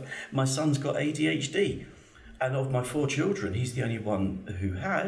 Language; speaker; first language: English; native; English